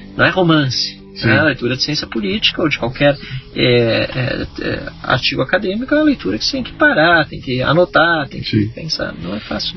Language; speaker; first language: Portuguese; native; Portuguese